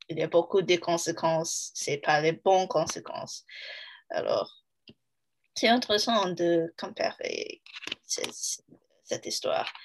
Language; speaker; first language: French; non-native, learner; English